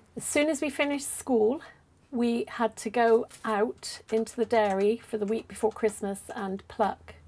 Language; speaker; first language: English; native; English